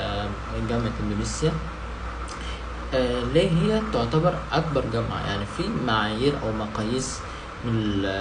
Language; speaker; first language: Arabic; non-native, fluent; Indonesian